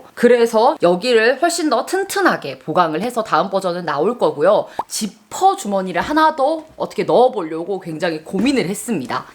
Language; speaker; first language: Korean; native; Korean